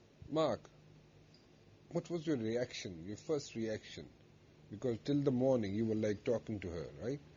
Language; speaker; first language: English; non-native, local second language; Urdu